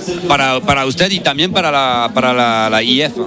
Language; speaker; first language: Spanish; non-native, fluent; French